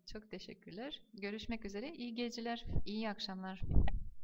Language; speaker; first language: Turkish; non-native, fluent; Russian